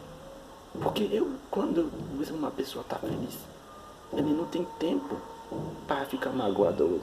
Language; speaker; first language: Portuguese; non-native, fluent; Haitian Creole